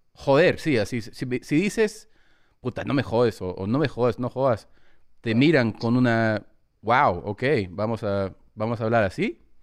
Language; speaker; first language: Spanish; early bilingual, heritage; English